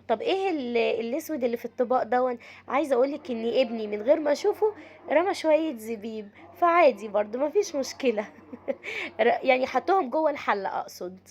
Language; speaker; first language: Arabic; native; Arabic